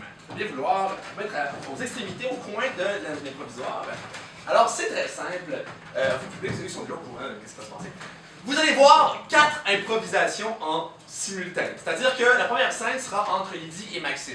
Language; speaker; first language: French; native; French